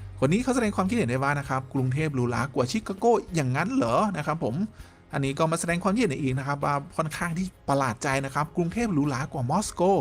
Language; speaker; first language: Thai; native; Thai